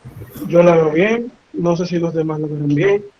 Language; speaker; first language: Spanish; native; Spanish